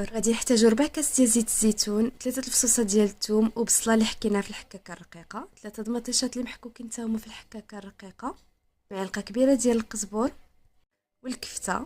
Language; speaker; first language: Arabic; native; Arabic